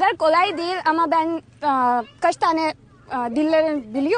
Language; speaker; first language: Turkish; non-native, learner; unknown